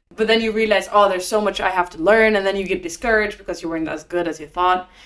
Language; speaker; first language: English; non-native, fluent; Norwegian